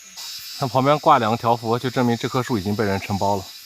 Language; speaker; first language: Chinese; native; Chinese